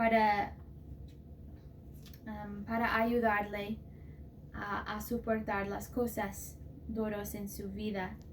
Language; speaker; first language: Spanish; non-native, fluent; English